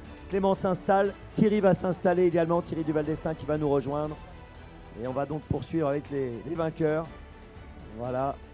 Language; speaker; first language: French; native; French